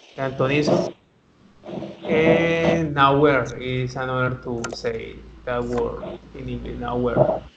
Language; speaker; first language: English; non-native, learner; Spanish